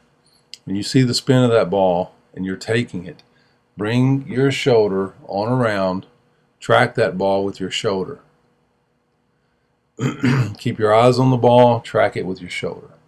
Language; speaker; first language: English; native; English